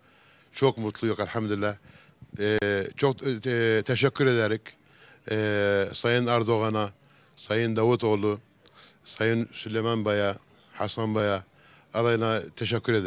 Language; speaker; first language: Turkish; early bilingual, heritage; Turkish